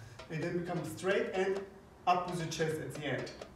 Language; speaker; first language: English; non-native, fluent; German